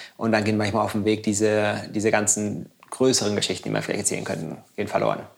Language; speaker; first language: German; non-native, fluent; Spanish